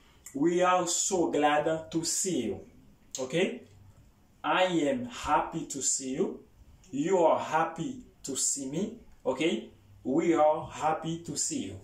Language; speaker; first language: English; non-native, fluent; Haitian Creole